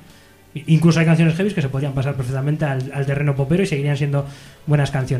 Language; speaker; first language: Spanish; native; Spanish